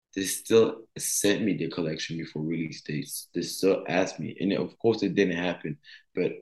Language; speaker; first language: English; early bilingual, other home language; French